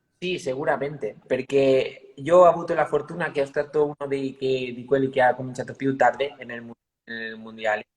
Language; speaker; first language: Italian; non-native, fluent; Spanish